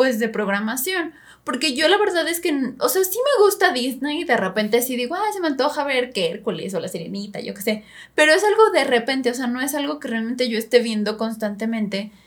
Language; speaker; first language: Spanish; native; Spanish